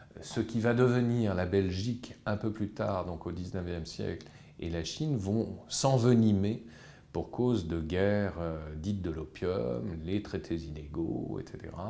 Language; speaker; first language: French; native; French